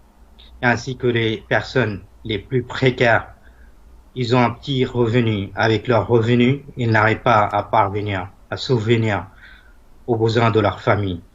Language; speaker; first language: French; non-native, fluent; Bangla